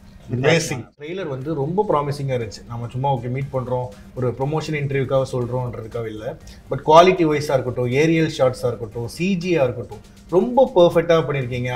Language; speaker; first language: Tamil; native; Tamil